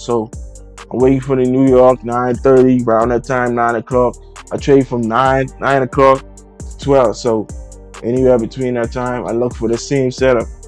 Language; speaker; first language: English; native; English